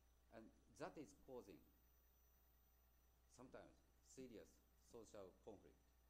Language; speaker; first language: English; non-native, fluent; Japanese